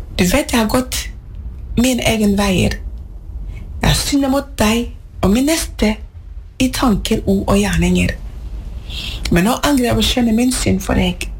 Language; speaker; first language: Norwegian; non-native, fluent; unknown